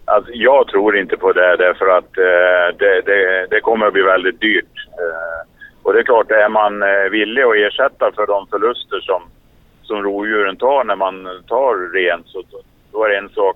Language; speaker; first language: Swedish; native; Swedish